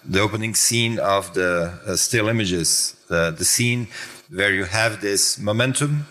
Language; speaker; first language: English; non-native, fluent; Croatian